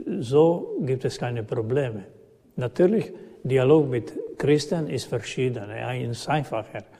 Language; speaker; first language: German; non-native, learner; Croatian